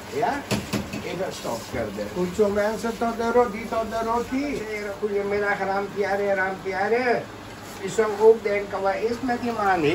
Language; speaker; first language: Dutch; non-native, local second language; Caribbean Hindustani